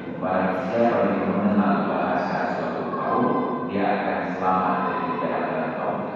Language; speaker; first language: Indonesian; non-native, local second language; Achinese